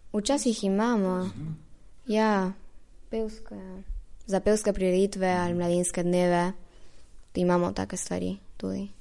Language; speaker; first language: Slovenian; early bilingual, heritage; Slovenian